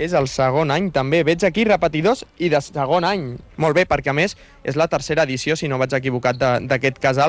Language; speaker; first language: Catalan; native; Catalan